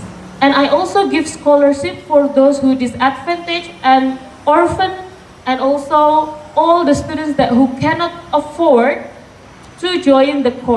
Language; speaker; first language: English; non-native, fluent; Indonesian